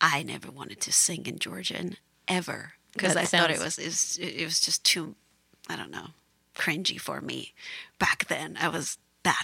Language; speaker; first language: English; non-native, fluent; Georgian